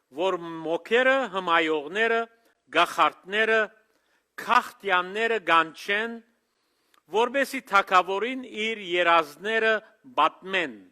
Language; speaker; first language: Armenian; early bilingual, heritage; Armenian